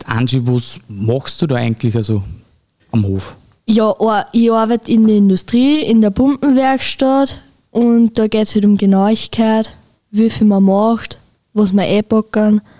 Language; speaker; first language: German; native; German